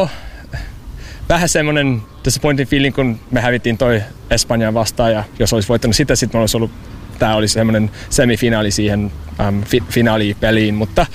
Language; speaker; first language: Finnish; non-native, learner; English